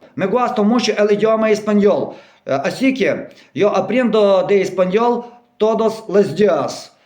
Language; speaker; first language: Spanish; non-native, learner; Ukrainian